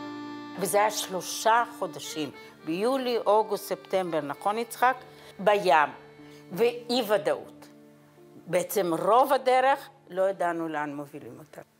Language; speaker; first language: Hebrew; non-native, fluent; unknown